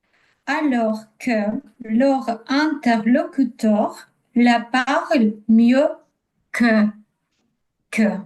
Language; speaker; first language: French; non-native, learner; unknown